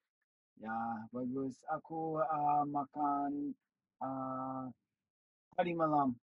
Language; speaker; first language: Indonesian; non-native, learner; English